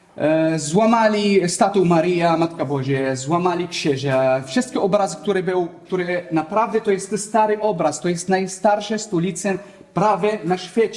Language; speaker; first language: Polish; non-native, learner; Arabic